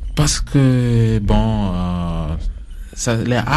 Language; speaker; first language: French; non-native, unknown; Acoli